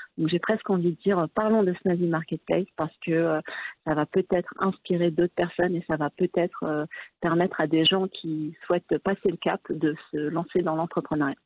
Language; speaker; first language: French; early bilingual, other home language; Arabic